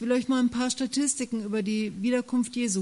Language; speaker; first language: German; native; German